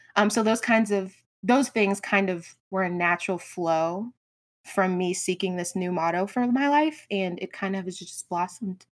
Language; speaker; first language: English; native; English